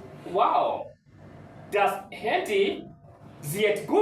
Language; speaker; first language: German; non-native, learner; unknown